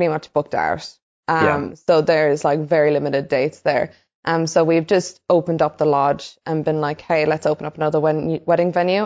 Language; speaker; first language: English; native; English